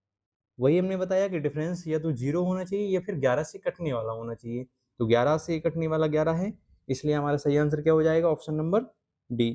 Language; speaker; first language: Hindi; native; Hindi